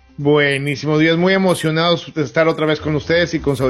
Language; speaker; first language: Spanish; native; Spanish